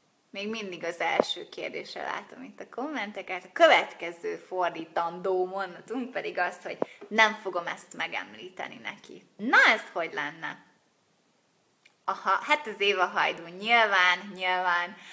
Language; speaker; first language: Hungarian; native; Hungarian